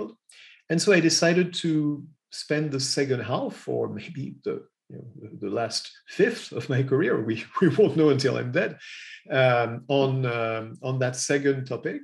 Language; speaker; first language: English; non-native, fluent; French